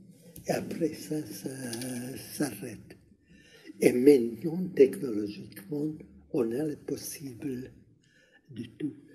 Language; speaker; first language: French; non-native, learner; Hungarian